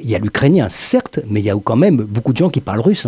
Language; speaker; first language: French; native; French